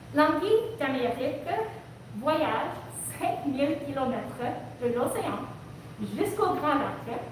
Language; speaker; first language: French; non-native, local second language; English